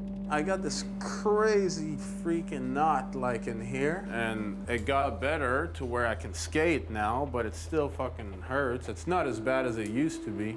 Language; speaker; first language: English; non-native, fluent; French